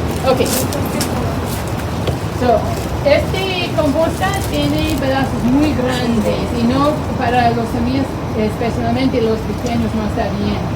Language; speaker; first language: Spanish; non-native, learner; English